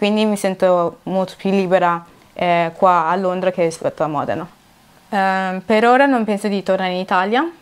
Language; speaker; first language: Italian; early bilingual, other home language; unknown